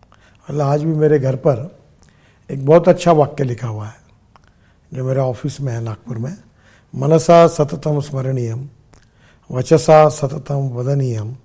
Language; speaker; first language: Hindi; non-native, local second language; Marathi